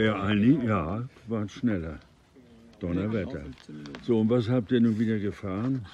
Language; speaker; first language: German; native; German